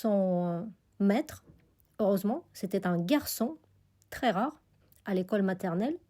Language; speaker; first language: French; non-native, fluent; Russian